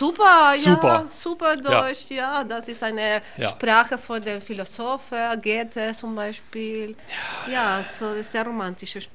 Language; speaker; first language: German; non-native, learner; Spanish